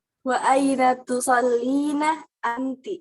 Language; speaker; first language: Arabic; non-native, learner; Indonesian